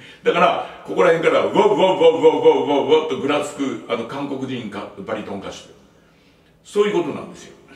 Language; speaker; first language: Japanese; native; Japanese